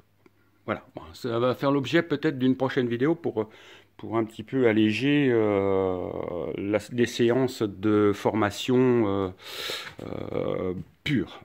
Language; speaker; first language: French; native; French